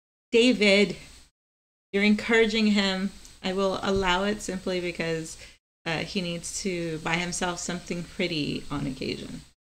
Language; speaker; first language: English; non-native, fluent; Spanish